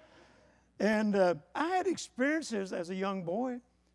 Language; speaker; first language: English; native; English